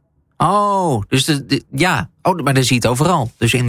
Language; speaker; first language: Dutch; native; Dutch